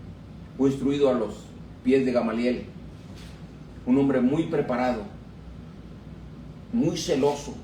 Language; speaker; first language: Spanish; native; Spanish